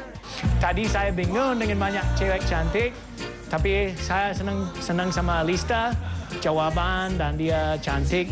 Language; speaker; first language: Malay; non-native, learner; English